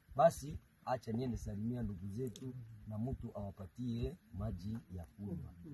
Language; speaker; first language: Swahili; non-native, local second language; Nande